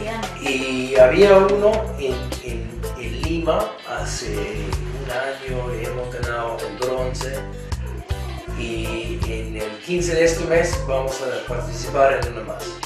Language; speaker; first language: Spanish; non-native, fluent; English